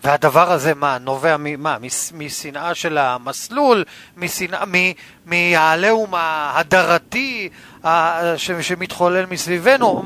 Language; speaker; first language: Hebrew; native; Hebrew